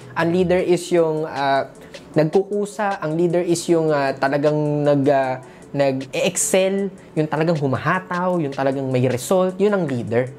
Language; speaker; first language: Filipino; native; Filipino